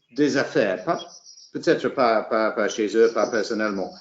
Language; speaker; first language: French; non-native, fluent; English